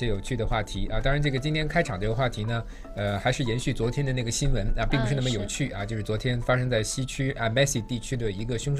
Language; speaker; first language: Chinese; native; Chinese